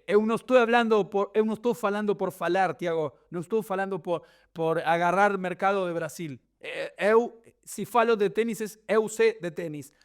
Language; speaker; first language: Portuguese; non-native, learner; Spanish